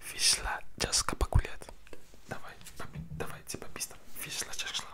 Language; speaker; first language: Russian; non-native, learner; French